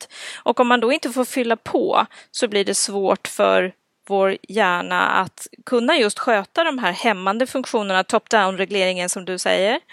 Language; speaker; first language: Swedish; native; Swedish